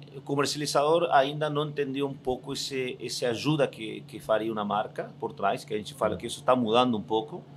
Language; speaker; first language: Portuguese; non-native, fluent; Spanish